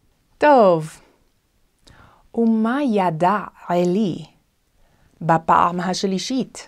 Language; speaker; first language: Hebrew; non-native, fluent; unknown